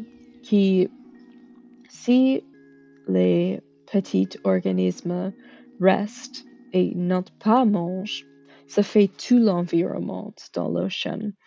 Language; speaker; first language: French; non-native, learner; English